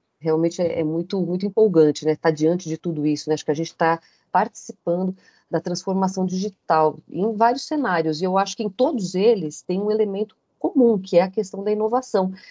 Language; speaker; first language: Portuguese; native; Portuguese